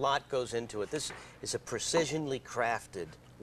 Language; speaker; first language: English; native; English